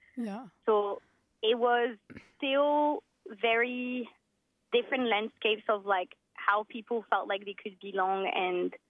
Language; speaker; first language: English; early bilingual, heritage; French